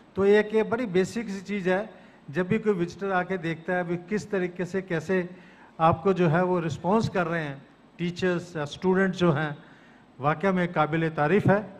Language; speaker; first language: Hindi; native; Hindi